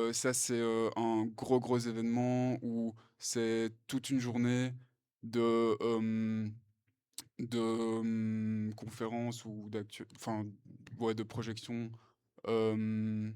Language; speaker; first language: French; native; French